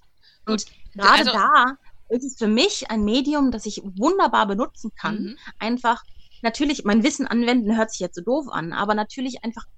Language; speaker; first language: German; native; German